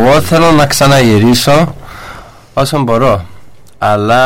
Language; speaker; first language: Greek; early bilingual, heritage; English